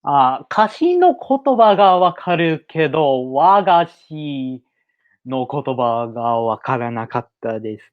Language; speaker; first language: Japanese; non-native, learner; English